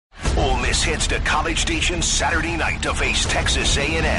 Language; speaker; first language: English; native; English